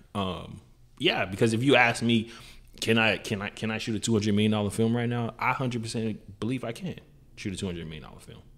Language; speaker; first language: English; native; English